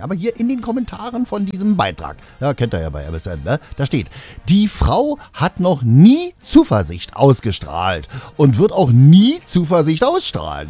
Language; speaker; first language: German; native; German